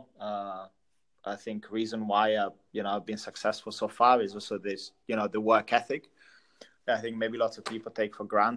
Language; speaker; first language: English; non-native, fluent; Italian